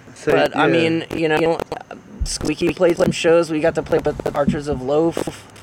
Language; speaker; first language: English; native; English